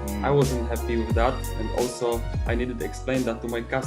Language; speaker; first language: English; non-native, fluent; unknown